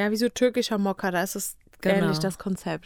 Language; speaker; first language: German; native; German